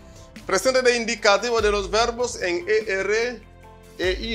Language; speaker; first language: Spanish; non-native, fluent; Haitian Creole